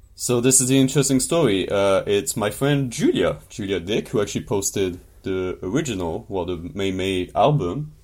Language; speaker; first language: English; non-native, fluent; French